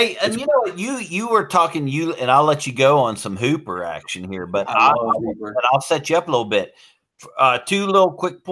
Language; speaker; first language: English; native; English